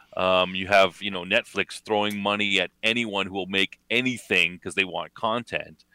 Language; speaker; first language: English; native; English